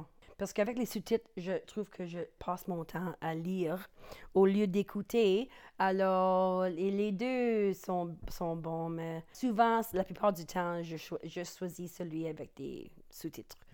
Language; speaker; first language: French; non-native, local second language; English